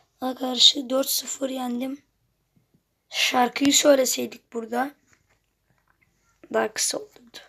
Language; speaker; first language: Turkish; native; Turkish